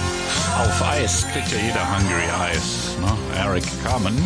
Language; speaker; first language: German; native; German